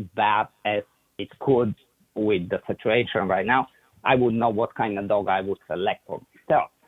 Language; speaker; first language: English; non-native, fluent; Bulgarian